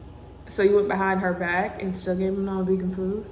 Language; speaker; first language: English; native; English